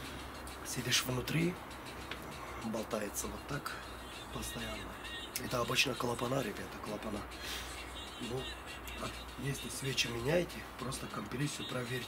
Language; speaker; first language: Russian; non-native, fluent; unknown